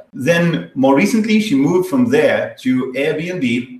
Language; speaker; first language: English; non-native, local second language; Hindi